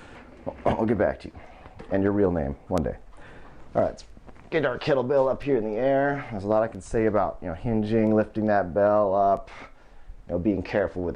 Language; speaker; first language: English; native; English